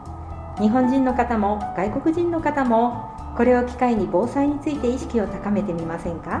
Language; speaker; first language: Japanese; native; Japanese